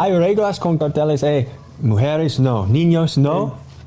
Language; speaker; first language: Spanish; non-native, learner; English